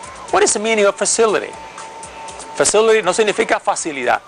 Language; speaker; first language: English; non-native, fluent; Spanish